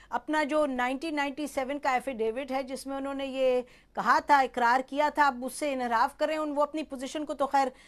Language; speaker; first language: Urdu; native; Urdu